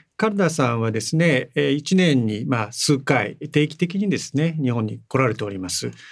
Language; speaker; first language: Japanese; native; Japanese